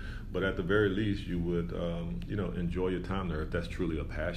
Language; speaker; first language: English; native; English